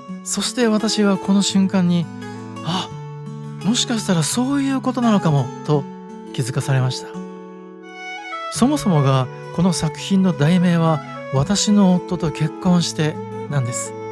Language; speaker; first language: Japanese; native; Japanese